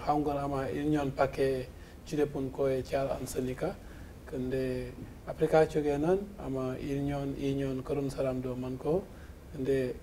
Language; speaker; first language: Korean; non-native, learner; French